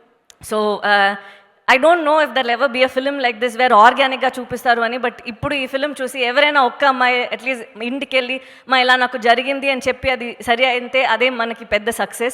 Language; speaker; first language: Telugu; non-native, local second language; Tamil